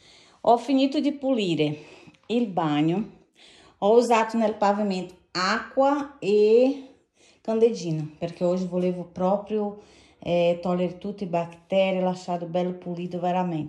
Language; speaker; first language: Italian; non-native, fluent; Portuguese